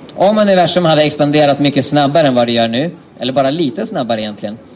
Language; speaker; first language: Swedish; native; Swedish